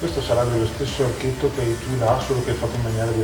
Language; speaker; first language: Italian; native; Italian